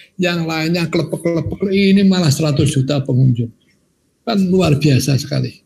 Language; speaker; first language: Indonesian; non-native, local second language; Javanese